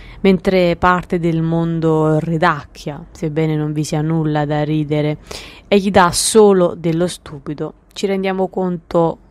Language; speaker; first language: Italian; native; Italian